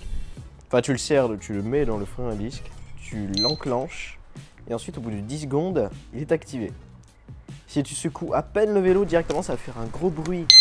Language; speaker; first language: French; native; French